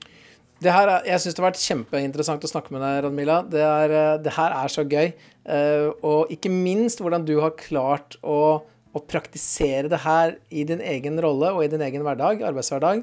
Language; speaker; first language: Norwegian; native; Norwegian